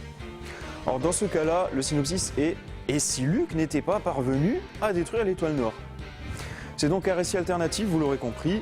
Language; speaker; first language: French; native; French